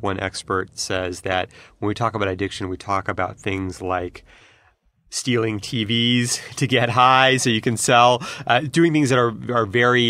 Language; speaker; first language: English; native; English